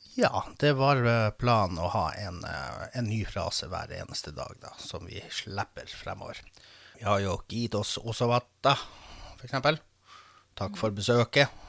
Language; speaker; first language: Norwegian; native; Norwegian